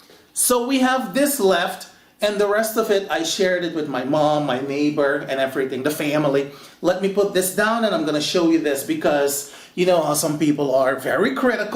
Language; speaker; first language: English; non-native, fluent; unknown